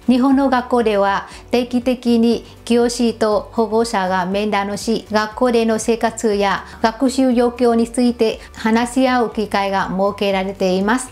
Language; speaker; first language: Japanese; non-native, fluent; Vietnamese